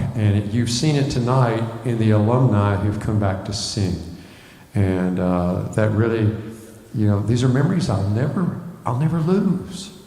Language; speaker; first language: English; native; English